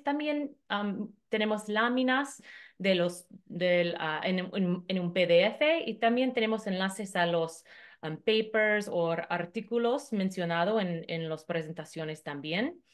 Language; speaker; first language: Spanish; non-native, fluent; English